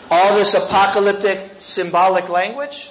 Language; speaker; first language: English; native; English